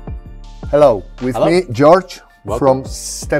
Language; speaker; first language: English; non-native, learner; Polish